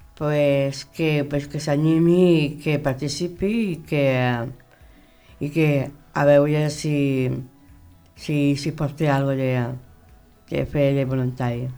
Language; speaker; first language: Catalan; non-native, local second language; Spanish